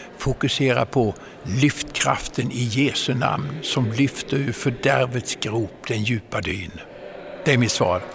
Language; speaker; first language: Swedish; native; Swedish